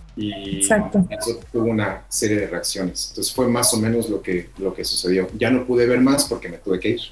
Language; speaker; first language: Spanish; native; Spanish